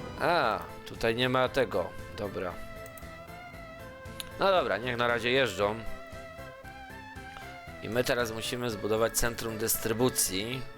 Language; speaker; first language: Polish; native; Polish